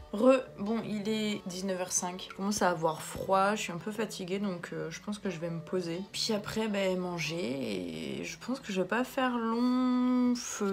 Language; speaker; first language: French; native; French